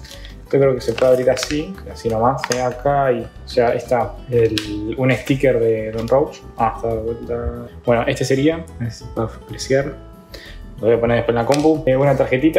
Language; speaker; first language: Spanish; native; Spanish